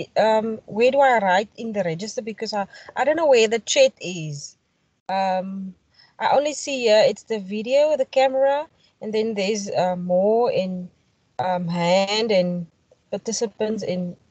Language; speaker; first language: English; non-native, local second language; Afrikaans